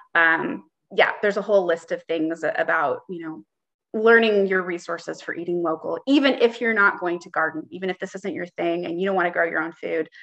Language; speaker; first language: English; native; English